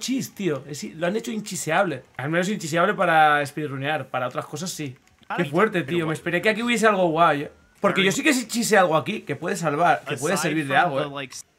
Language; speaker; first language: Spanish; native; Spanish